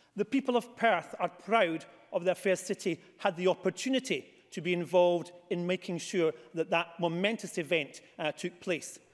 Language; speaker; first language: English; native; English